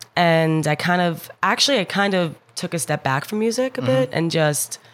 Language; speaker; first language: English; native; English